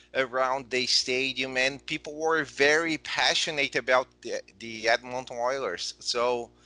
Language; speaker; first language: English; non-native, fluent; Portuguese